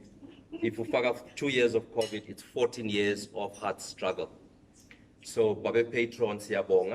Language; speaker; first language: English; non-native, local second language; Zulu